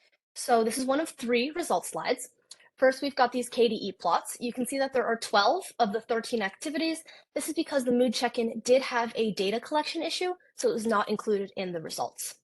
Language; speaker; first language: English; native; English